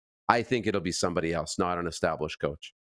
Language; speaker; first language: English; native; English